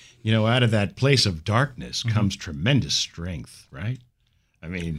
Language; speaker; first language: English; native; English